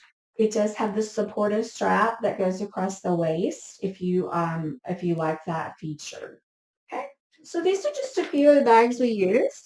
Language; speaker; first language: English; native; English